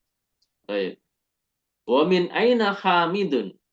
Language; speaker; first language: Arabic; non-native, learner; Indonesian